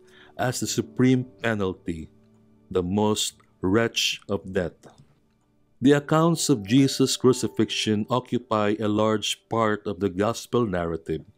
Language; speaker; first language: English; non-native, local second language; Filipino